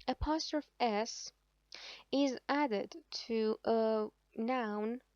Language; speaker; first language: English; non-native, fluent; Persian